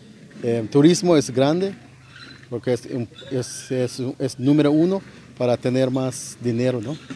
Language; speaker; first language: Spanish; non-native, fluent; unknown